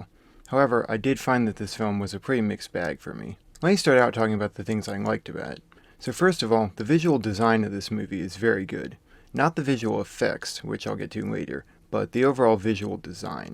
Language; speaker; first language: English; native; English